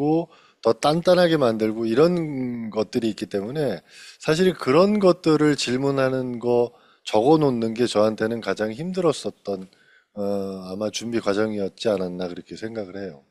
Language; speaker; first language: Korean; native; Korean